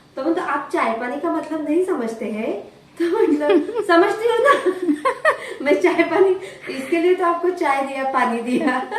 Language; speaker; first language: Hindi; non-native, local second language; Marathi